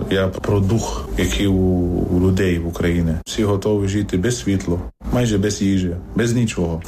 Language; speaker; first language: Ukrainian; non-native, fluent; Arabic